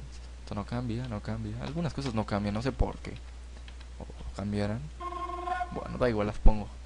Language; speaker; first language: Spanish; native; Spanish